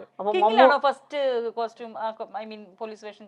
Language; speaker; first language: Malayalam; native; Malayalam